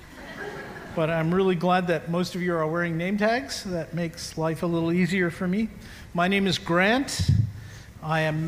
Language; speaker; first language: English; native; English